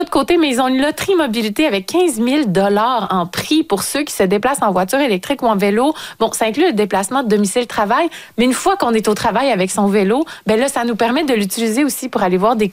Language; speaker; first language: French; native; French